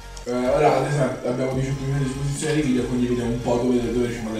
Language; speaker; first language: Italian; native; Italian